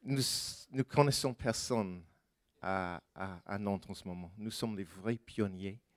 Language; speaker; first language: French; non-native, fluent; English